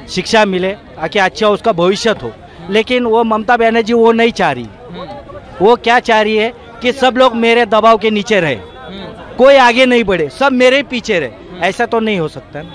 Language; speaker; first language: Hindi; non-native, local second language; Bangla